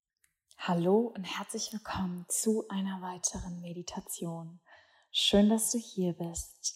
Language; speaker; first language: German; native; German